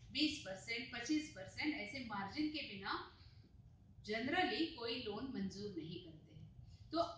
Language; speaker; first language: Hindi; non-native, local second language; Marathi